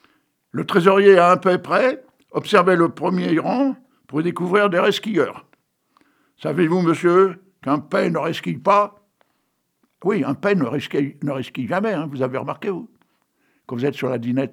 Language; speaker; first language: French; native; French